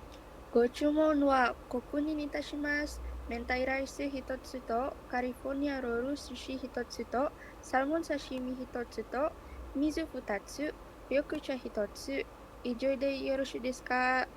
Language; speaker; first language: Japanese; non-native, learner; Indonesian